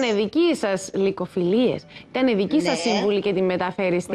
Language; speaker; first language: Greek; native; Greek